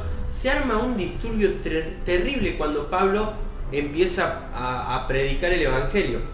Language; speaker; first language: Spanish; native; Spanish